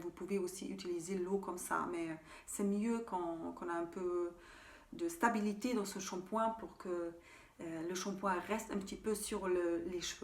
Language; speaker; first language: French; non-native, fluent; German